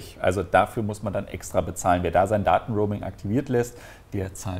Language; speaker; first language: German; native; German